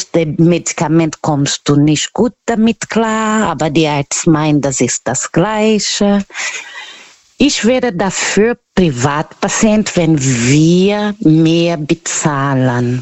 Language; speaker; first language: German; non-native, learner; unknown